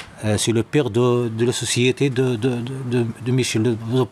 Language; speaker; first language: French; non-native, learner; Arabic